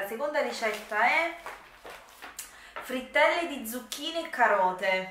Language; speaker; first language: Italian; native; Italian